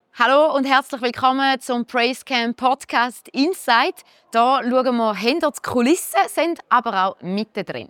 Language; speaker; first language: German; native; German